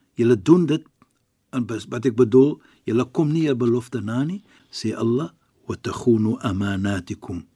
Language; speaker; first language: Afrikaans; non-native, fluent; Arabic